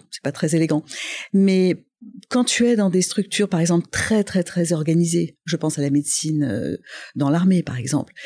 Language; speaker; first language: French; non-native, local second language; Arabic